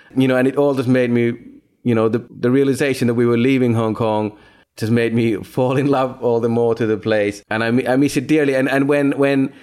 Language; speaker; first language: English; non-native, fluent; Finnish